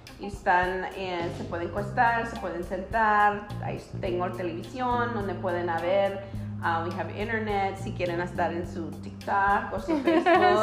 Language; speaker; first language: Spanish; early bilingual, heritage; Spanish